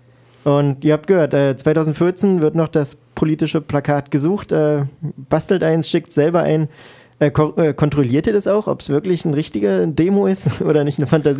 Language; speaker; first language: German; native; German